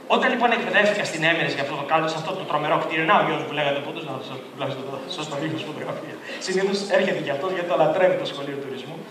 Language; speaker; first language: Greek; native; Greek